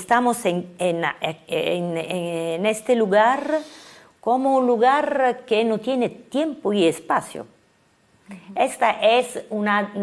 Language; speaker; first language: Spanish; non-native, fluent; Italian